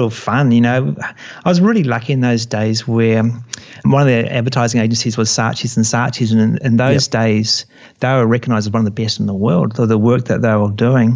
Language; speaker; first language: English; native; English